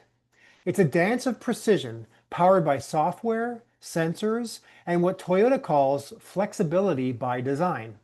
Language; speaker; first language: English; native; English